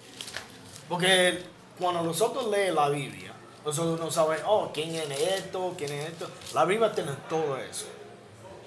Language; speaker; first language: Spanish; non-native, learner; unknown